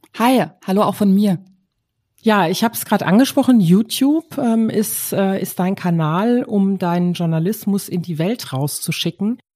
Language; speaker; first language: German; native; German